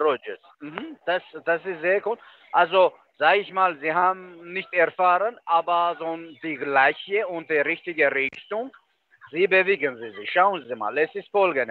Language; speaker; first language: German; non-native, fluent; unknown